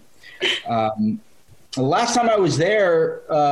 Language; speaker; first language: English; native; English